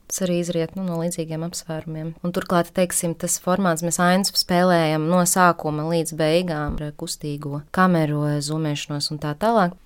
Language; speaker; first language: Latvian; native; Latvian